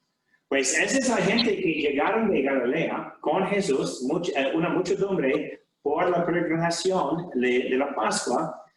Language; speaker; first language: Spanish; non-native, fluent; English